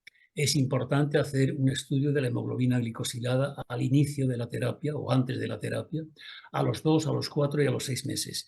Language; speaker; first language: Spanish; native; Spanish